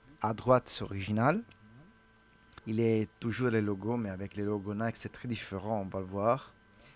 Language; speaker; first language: French; non-native, learner; Italian